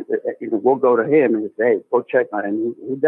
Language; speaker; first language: English; native; English